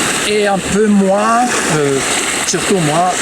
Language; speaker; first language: French; non-native, fluent; Greek